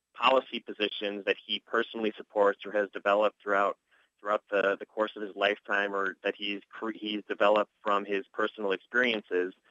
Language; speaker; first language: English; native; English